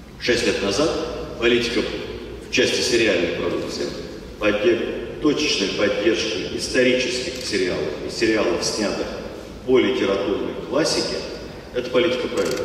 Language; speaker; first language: Russian; native; Russian